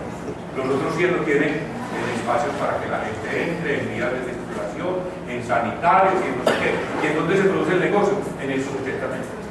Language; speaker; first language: Spanish; native; Spanish